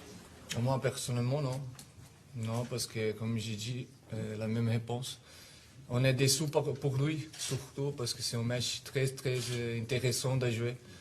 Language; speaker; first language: French; non-native, fluent; Italian